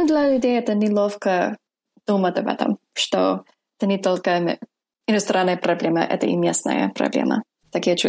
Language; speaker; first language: Russian; non-native, fluent; English